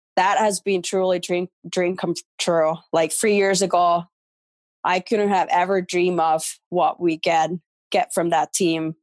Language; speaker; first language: English; non-native, fluent; Finnish